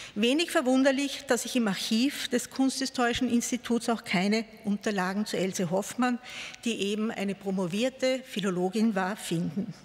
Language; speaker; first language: German; native; German